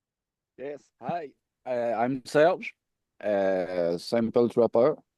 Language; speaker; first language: English; non-native, learner; French